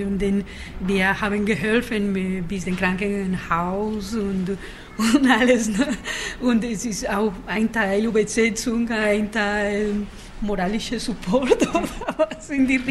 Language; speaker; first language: German; non-native, fluent; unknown